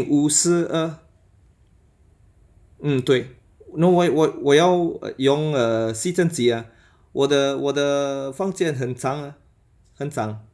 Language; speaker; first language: Chinese; non-native, learner; Malay